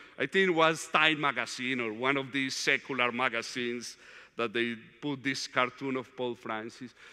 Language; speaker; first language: English; non-native, fluent; Spanish